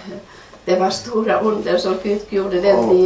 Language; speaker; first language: Swedish; non-native, fluent; Finnish